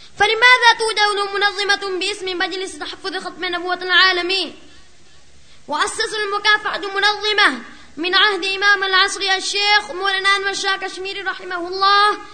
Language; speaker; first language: Arabic; non-native, fluent; Urdu